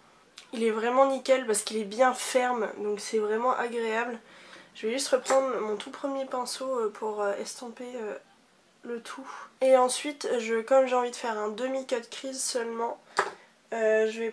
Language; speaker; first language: French; native; French